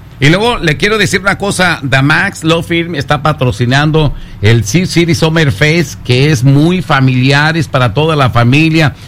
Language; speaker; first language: Spanish; native; Spanish